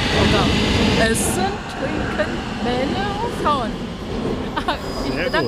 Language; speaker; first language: German; non-native, learner; Chinese